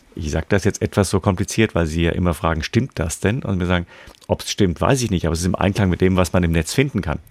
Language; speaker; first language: German; native; German